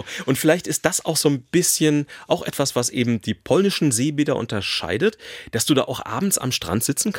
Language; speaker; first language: German; native; German